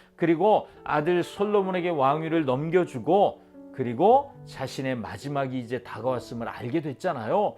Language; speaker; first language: Korean; native; Korean